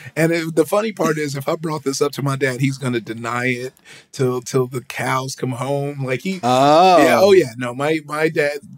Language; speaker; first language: English; early bilingual, other home language; Yoruba